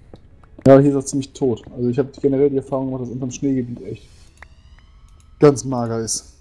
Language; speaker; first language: German; native; German